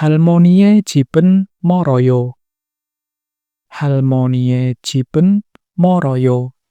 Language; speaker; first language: Korean; non-native, fluent; Indonesian